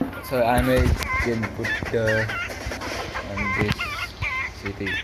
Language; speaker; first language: English; non-native, learner; Indonesian